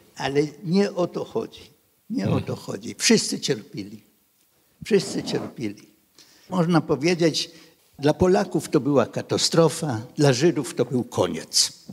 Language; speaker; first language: Polish; early bilingual, heritage; Polish